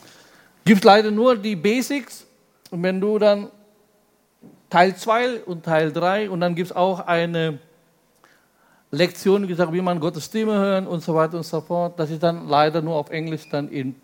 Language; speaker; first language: German; non-native, fluent; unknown